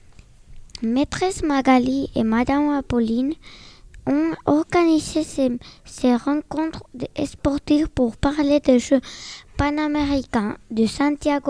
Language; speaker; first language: French; non-native, learner; Spanish